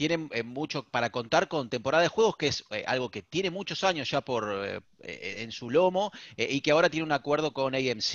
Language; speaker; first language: Spanish; native; Spanish